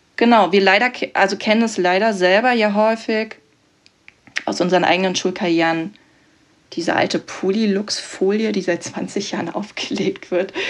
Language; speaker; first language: German; native; German